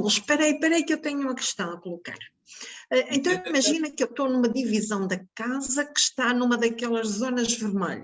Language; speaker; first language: Portuguese; native; Portuguese